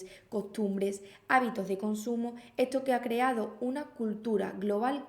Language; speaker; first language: Spanish; native; Spanish